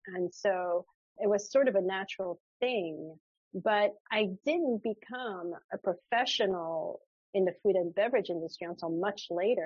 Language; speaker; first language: English; early bilingual, other home language; French